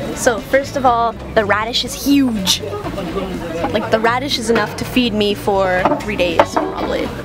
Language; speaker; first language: English; native; English